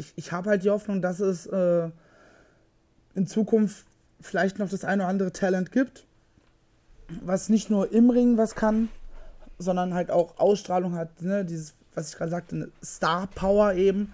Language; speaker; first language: German; native; German